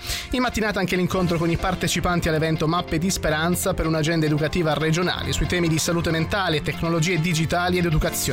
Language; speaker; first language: Italian; native; Italian